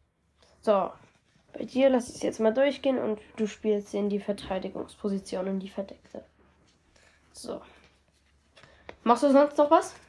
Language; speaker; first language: German; native; German